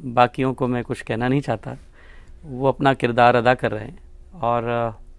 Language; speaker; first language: Hindi; native; Hindi